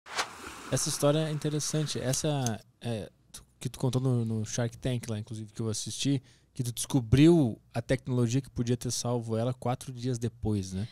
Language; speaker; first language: Portuguese; native; Portuguese